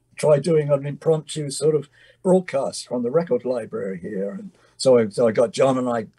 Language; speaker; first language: English; native; English